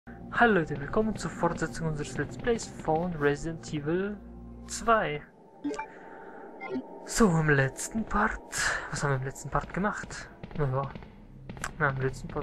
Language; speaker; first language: German; native; German